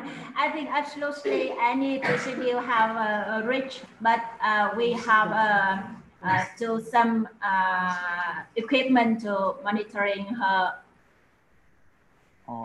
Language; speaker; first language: English; non-native, learner; Vietnamese